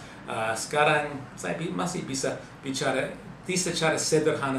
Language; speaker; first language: Indonesian; non-native, learner; English